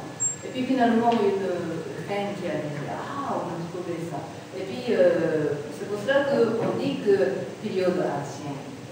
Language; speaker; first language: French; non-native, learner; Japanese